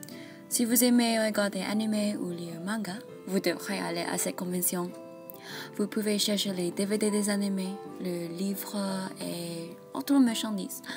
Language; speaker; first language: French; non-native, learner; English